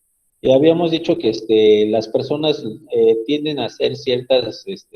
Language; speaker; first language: Spanish; native; Spanish